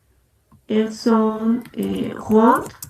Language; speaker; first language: French; non-native, learner; Spanish